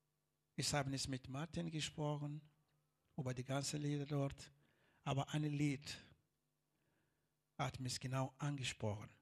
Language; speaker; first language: German; non-native, learner; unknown